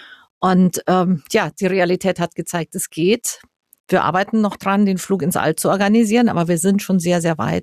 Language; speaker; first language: German; native; German